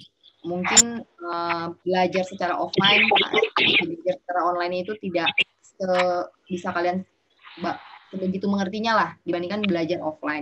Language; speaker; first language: Indonesian; native; Indonesian